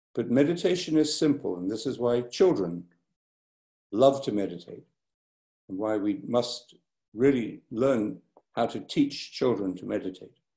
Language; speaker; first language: English; native; English